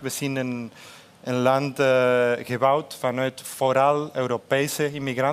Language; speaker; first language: Dutch; non-native, fluent; Spanish